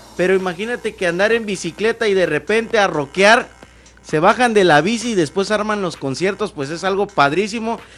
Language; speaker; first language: Spanish; native; Spanish